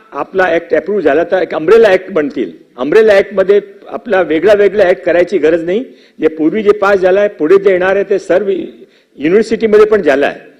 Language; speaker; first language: Marathi; non-native, local second language; Hindi